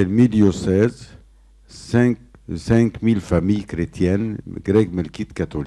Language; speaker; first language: French; non-native, learner; Arabic